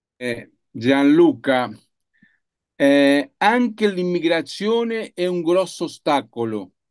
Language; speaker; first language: Italian; non-native, learner; Spanish